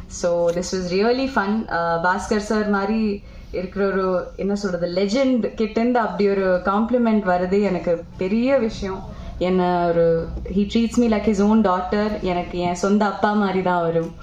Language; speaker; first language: Tamil; non-native, local second language; Malayalam